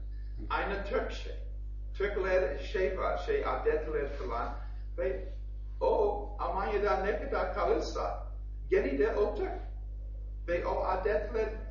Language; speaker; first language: Turkish; non-native, learner; English